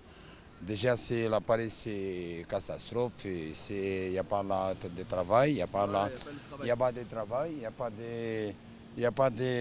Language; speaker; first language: French; non-native, learner; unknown